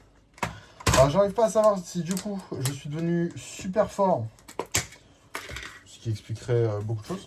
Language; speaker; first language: French; native; French